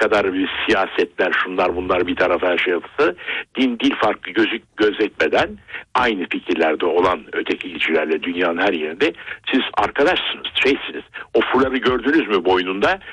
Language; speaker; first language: Turkish; native; Turkish